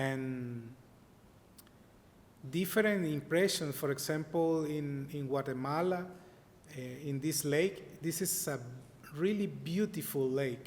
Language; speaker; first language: English; non-native, learner; Spanish